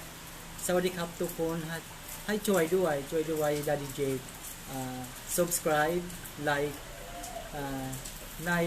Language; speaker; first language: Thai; non-native, fluent; Filipino